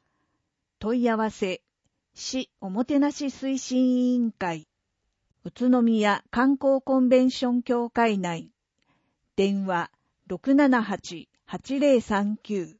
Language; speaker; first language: Japanese; native; Japanese